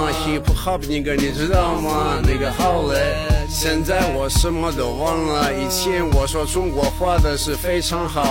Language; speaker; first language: Chinese; non-native, learner; Russian